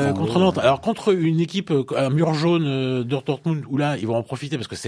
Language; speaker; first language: French; native; French